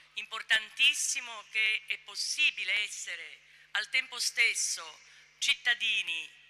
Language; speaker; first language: Italian; native; Italian